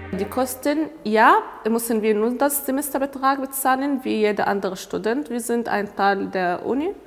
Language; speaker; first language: German; non-native, fluent; Arabic